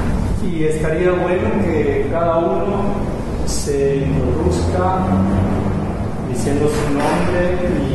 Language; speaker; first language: Spanish; non-native, fluent; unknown